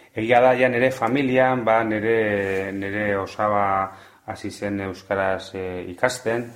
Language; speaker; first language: Basque; non-native, local second language; Spanish